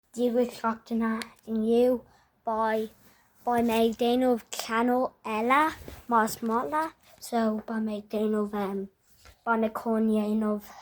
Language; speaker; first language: Irish; non-native, local second language; English